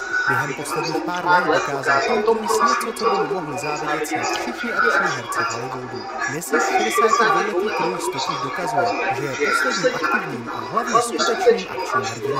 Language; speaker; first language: Czech; native; Czech